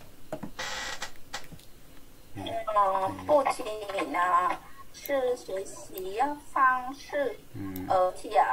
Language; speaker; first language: Chinese; non-native, learner; Vietnamese